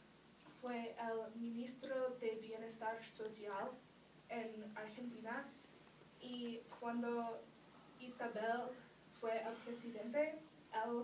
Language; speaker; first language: Spanish; non-native, learner; English